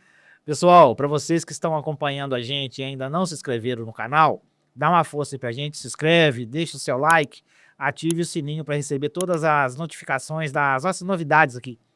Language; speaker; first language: Portuguese; native; Portuguese